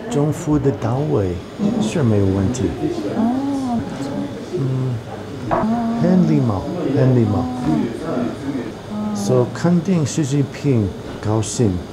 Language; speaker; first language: Chinese; non-native, learner; English